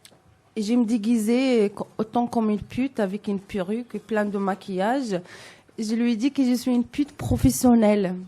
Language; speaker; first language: French; non-native, local second language; Arabic